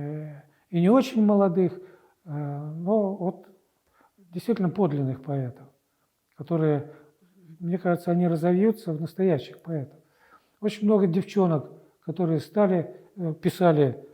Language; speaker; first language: Russian; native; Russian